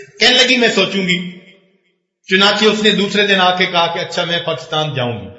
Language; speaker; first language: Urdu; non-native, local second language; Punjabi